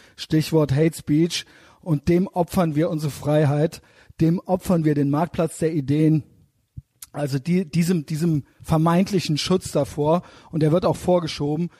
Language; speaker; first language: German; native; German